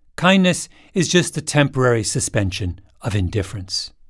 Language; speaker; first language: English; native; English